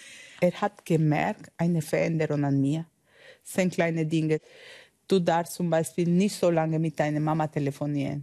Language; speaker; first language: German; non-native, learner; Spanish